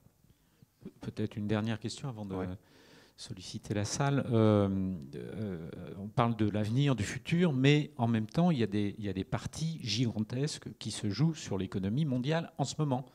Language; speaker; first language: French; native; French